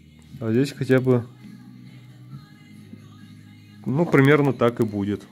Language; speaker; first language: Russian; native; Russian